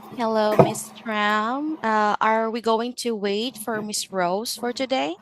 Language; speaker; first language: English; non-native, fluent; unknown